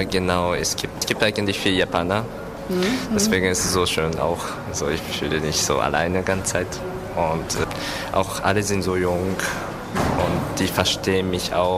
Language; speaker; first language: German; non-native, learner; Japanese